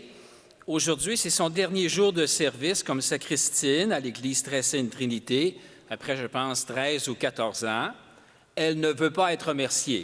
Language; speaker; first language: French; native; French